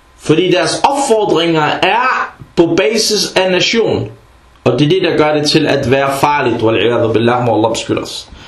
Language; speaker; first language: Danish; early bilingual, other home language; Arabic